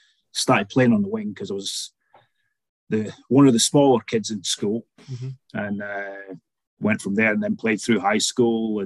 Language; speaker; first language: English; native; English